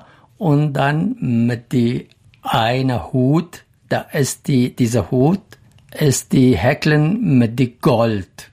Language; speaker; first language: German; non-native, learner; Central Kurdish